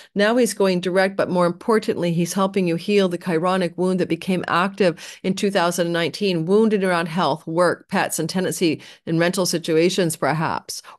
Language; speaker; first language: English; native; English